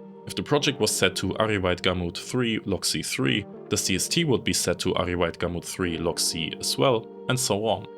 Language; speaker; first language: English; non-native, fluent; German